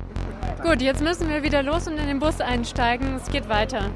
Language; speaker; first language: German; native; German